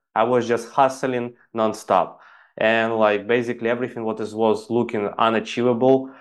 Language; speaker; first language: English; non-native, fluent; Ukrainian